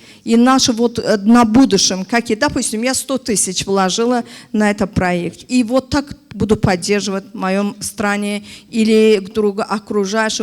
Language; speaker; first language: Russian; non-native, learner; Azerbaijani